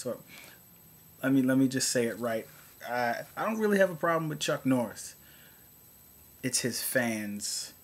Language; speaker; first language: English; native; English